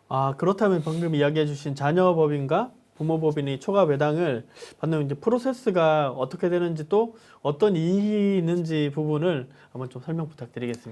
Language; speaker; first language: Korean; native; Korean